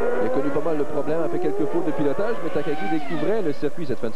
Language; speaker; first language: French; native; French